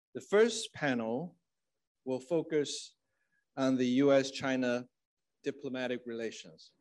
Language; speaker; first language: English; non-native, fluent; Chinese